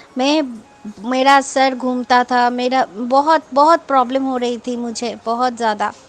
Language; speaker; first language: Hindi; non-native, local second language; Bangla